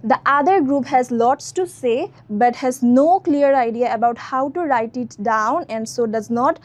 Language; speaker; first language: English; non-native, local second language; Bangla